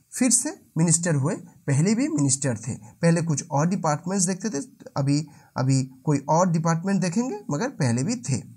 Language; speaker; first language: Hindi; non-native, local second language; Bangla